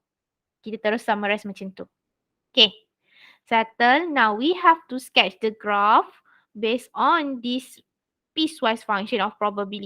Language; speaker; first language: English; non-native, local second language; Malay